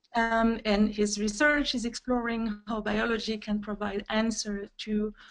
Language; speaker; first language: English; non-native, fluent; French